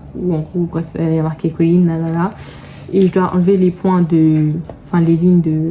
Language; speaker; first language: French; native; French